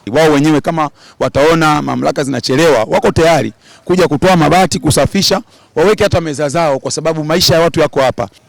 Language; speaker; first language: Swahili; native; Swahili